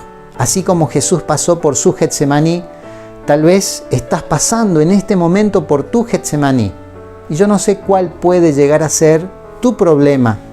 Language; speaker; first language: Spanish; native; Spanish